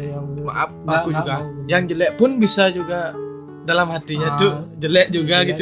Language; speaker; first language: Indonesian; native; Indonesian